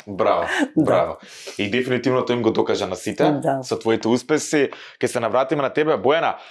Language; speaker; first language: Macedonian; native; Macedonian